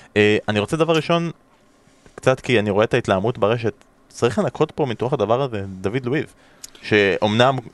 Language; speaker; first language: Hebrew; native; Hebrew